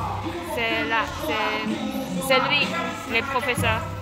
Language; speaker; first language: French; non-native, learner; Khmer